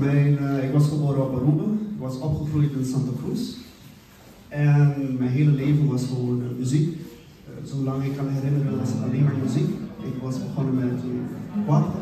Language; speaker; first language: Dutch; non-native, local second language; Papiamento